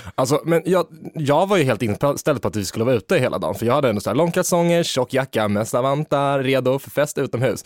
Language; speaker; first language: Swedish; native; Swedish